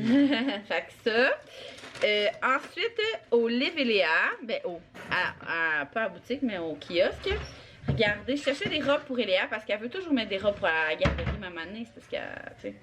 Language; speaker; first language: French; native; French